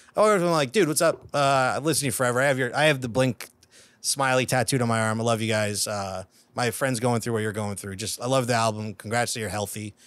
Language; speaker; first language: English; native; English